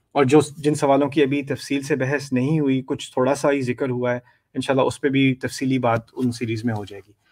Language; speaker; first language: Urdu; native; Urdu